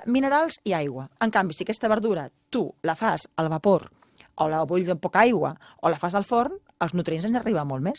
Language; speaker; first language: Catalan; native; Catalan